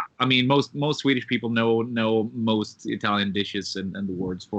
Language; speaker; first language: English; non-native, fluent; Swedish